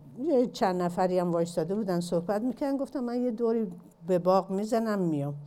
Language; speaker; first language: Persian; native; Persian